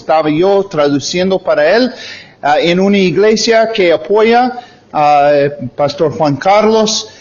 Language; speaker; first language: Spanish; non-native, fluent; English